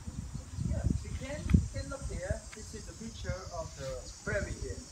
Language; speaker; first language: English; non-native, learner; Khmer